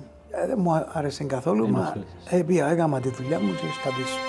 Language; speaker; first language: Greek; early bilingual, heritage; Greek